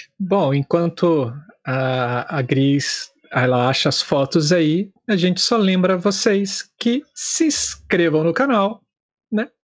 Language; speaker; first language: Portuguese; native; Portuguese